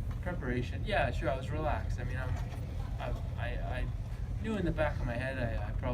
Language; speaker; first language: English; native; English